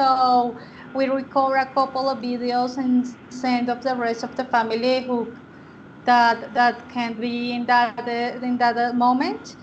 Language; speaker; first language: English; non-native, learner; Spanish